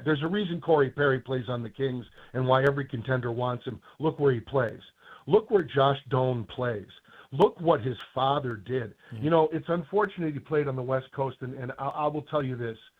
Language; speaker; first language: English; native; English